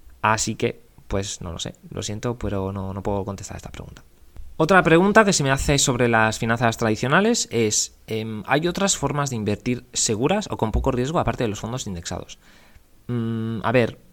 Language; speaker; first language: Spanish; native; Spanish